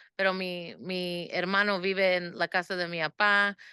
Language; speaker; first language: Spanish; early bilingual, heritage; Spanish